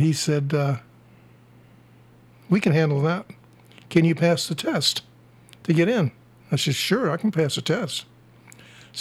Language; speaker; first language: English; native; English